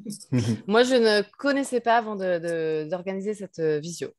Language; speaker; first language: French; native; French